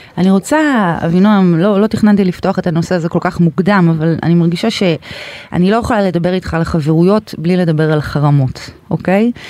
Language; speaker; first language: Hebrew; native; Hebrew